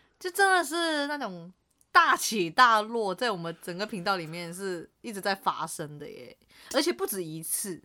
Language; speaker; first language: Chinese; native; Chinese